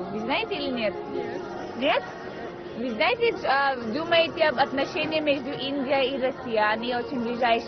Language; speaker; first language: Russian; non-native, learner; Hindi